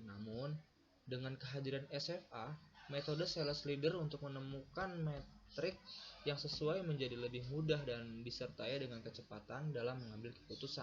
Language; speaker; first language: Indonesian; native; Indonesian